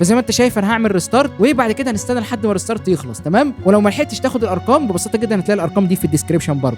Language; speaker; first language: Arabic; native; Arabic